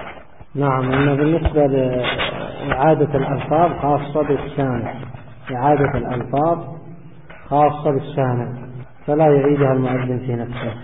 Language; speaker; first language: Arabic; native; Arabic